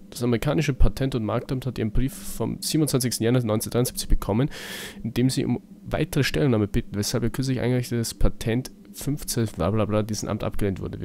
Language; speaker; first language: German; native; German